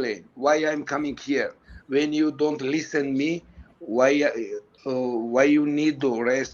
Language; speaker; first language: English; non-native, learner; Georgian